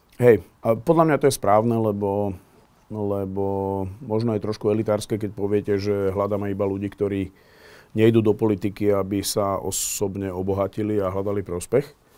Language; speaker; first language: Slovak; native; Slovak